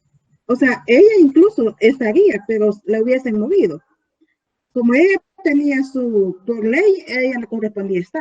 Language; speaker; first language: Spanish; native; Spanish